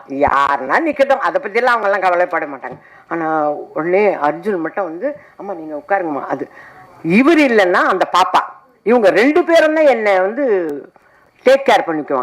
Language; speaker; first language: Tamil; native; Tamil